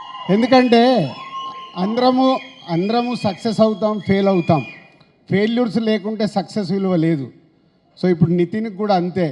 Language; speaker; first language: Telugu; native; Telugu